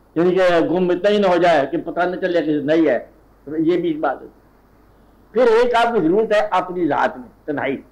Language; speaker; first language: Urdu; non-native, local second language; Punjabi